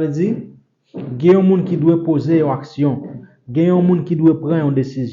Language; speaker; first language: French; non-native, learner; Haitian Creole